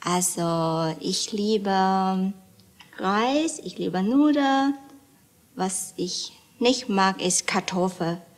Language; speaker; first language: German; non-native, fluent; Chinese